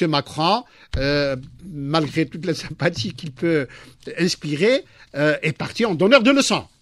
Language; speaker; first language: French; non-native, local second language; Arabic